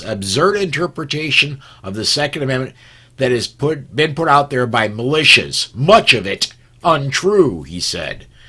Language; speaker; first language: English; native; English